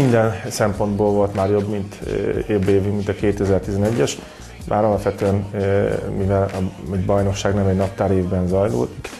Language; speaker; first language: Hungarian; native; Hungarian